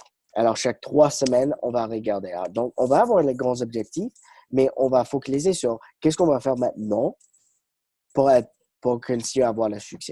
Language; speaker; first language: French; non-native, fluent; English